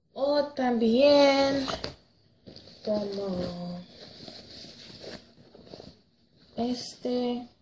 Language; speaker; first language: Spanish; non-native, learner; English